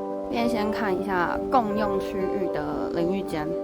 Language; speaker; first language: Chinese; native; Chinese